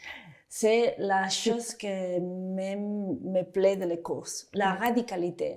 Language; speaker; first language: French; non-native, fluent; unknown